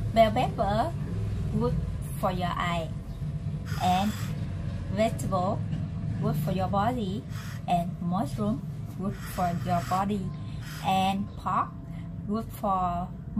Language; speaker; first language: English; non-native, learner; Vietnamese